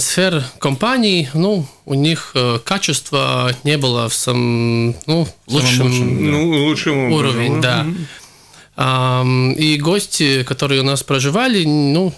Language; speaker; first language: Russian; non-native, local second language; Latvian